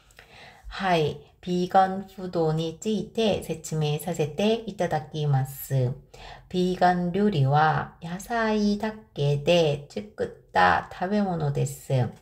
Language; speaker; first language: Japanese; non-native, fluent; Korean